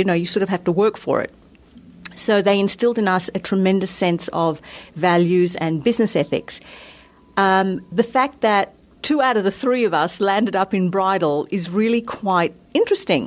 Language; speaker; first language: English; native; English